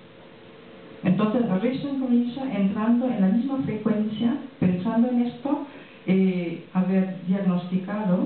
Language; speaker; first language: Spanish; non-native, fluent; French